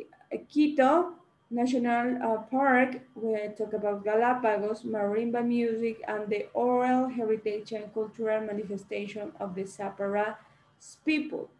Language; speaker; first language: English; non-native, learner; Spanish